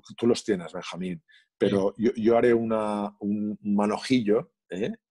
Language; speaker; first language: Spanish; non-native, local second language; Catalan